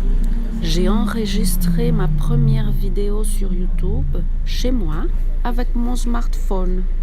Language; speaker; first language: French; non-native, fluent; Portuguese